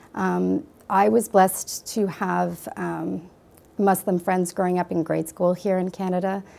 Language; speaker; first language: English; native; English